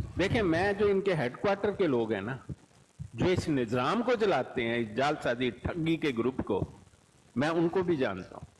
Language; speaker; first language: Urdu; non-native, local second language; Punjabi